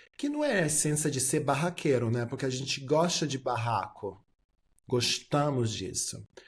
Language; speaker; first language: Portuguese; early bilingual, heritage; Portuguese